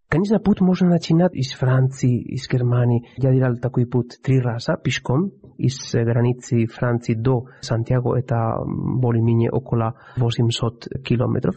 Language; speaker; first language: Russian; non-native, fluent; Spanish